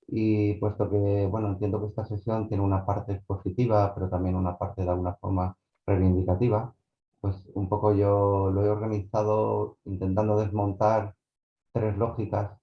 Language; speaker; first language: Spanish; native; Spanish